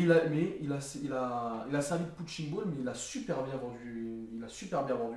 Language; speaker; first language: French; native; French